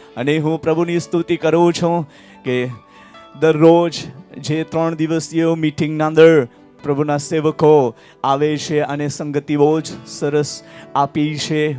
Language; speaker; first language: Gujarati; non-native, local second language; Marathi